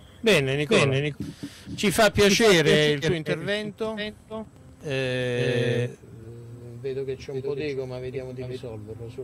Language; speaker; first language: Italian; native; Italian